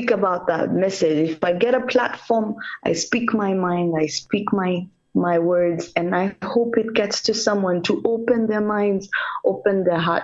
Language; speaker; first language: English; non-native, local second language; Swahili